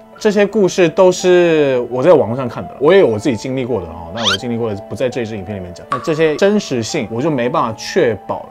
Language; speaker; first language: Chinese; non-native, fluent; Korean